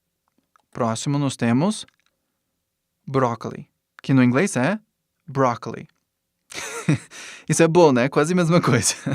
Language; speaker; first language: Portuguese; non-native, fluent; English